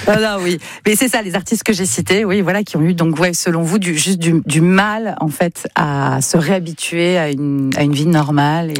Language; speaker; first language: French; native; French